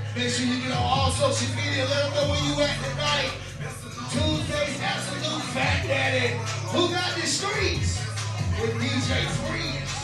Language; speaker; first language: English; native; English